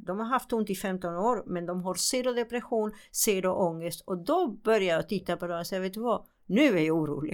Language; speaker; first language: Swedish; non-native, fluent; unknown